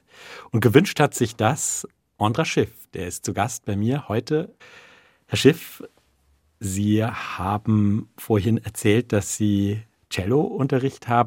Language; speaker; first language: German; native; German